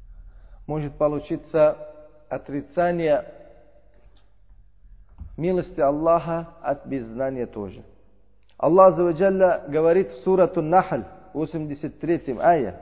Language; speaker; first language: Russian; non-native, learner; Uzbek